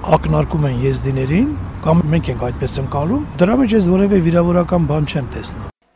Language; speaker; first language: Armenian; non-native, local second language; Kurdish